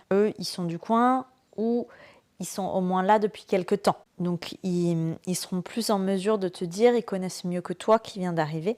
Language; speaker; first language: French; native; French